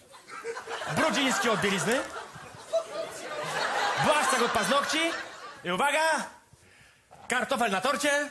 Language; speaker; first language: Polish; native; Polish